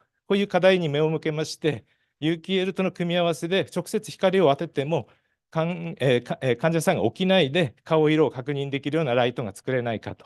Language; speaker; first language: Japanese; native; Japanese